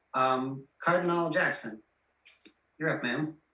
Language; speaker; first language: English; native; English